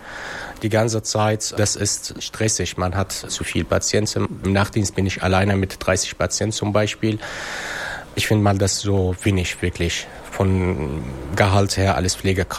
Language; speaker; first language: German; non-native, fluent; Arabic